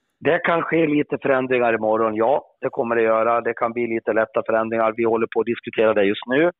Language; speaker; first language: Swedish; native; Swedish